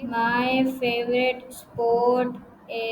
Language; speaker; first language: English; non-native, learner; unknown